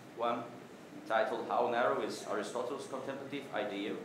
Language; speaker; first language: English; non-native, fluent; Portuguese